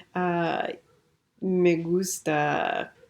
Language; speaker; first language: Spanish; non-native, learner; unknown